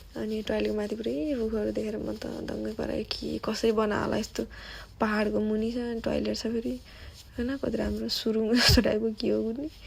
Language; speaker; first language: Nepali; native; Nepali